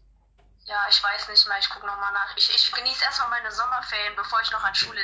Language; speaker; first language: German; early bilingual, other home language; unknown